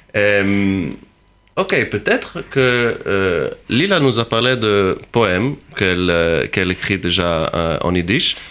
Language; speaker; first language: French; non-native, fluent; Hebrew